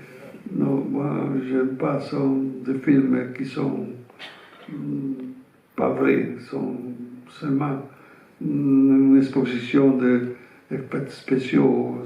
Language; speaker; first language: French; non-native, fluent; Italian